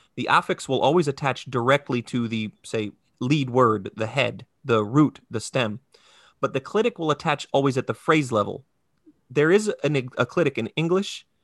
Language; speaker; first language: English; native; English